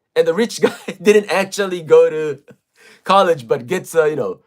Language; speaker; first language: English; non-native, fluent; Japanese